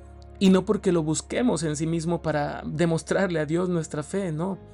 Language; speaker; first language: Spanish; native; Spanish